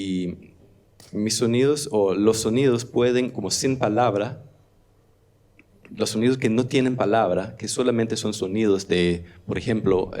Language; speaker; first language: Spanish; non-native, learner; Danish